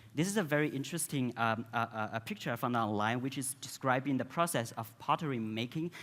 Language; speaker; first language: English; non-native, fluent; Chinese